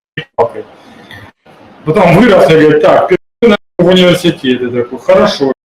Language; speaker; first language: Russian; native; Russian